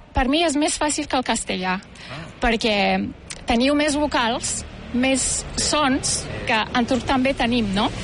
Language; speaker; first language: Catalan; non-native, fluent; Turkish